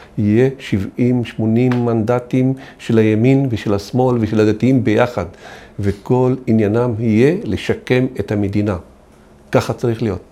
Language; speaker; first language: Hebrew; non-native, local second language; Arabic